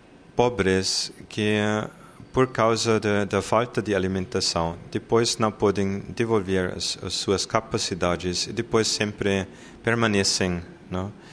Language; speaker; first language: Portuguese; non-native, fluent; German